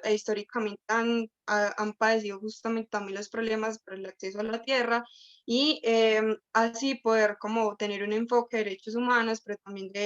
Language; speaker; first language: Spanish; native; Spanish